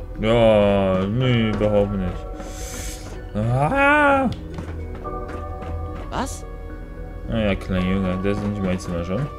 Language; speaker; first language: German; non-native, fluent; Polish